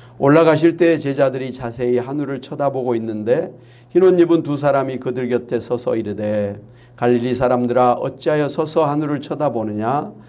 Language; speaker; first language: Korean; native; Korean